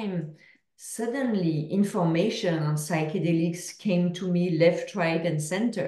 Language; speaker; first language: English; non-native, fluent; French